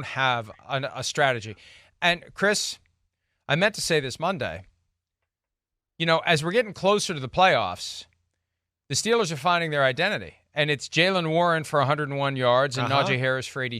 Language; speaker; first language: English; native; English